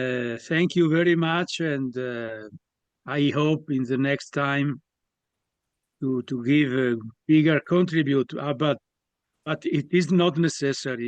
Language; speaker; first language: English; non-native, learner; Italian